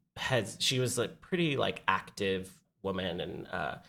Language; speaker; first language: English; native; English